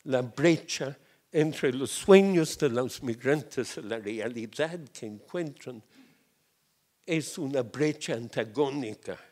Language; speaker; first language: Spanish; non-native, fluent; English